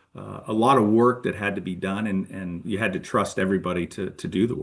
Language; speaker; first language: English; native; English